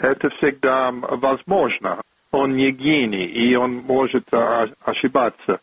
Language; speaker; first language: Russian; non-native, fluent; English